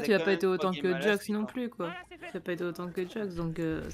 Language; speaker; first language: French; native; French